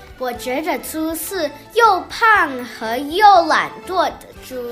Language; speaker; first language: Chinese; early bilingual, heritage; Chinese